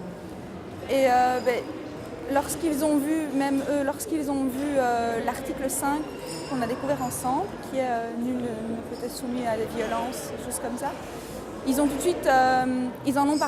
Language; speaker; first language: French; native; French